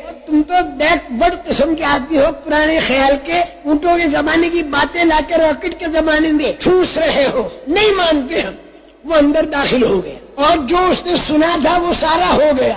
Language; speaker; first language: Urdu; native; Urdu